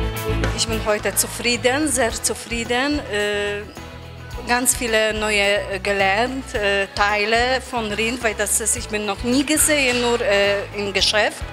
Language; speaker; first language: German; non-native, learner; Polish